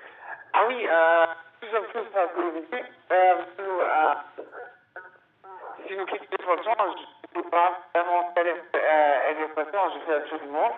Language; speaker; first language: French; non-native, learner; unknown